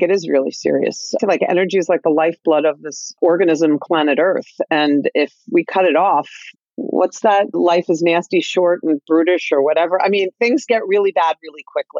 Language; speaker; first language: English; native; English